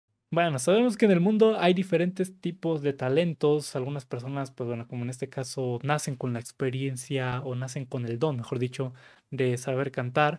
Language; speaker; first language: Spanish; native; Spanish